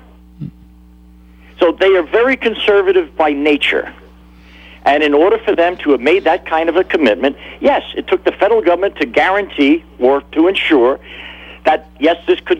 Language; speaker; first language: English; native; English